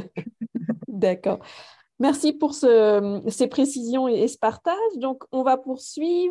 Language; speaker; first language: French; native; French